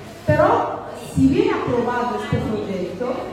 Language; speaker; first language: Spanish; non-native, fluent; Amharic